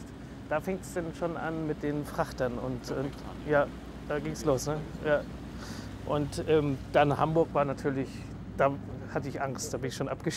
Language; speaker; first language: German; native; German